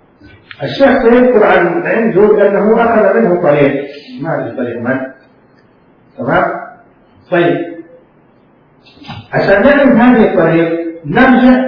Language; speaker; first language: Arabic; native; Arabic